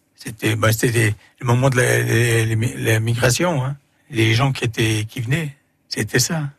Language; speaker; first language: French; native; French